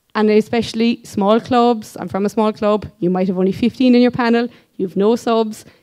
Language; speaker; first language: English; native; English